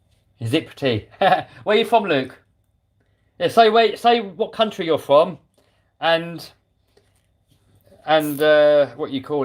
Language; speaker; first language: English; native; English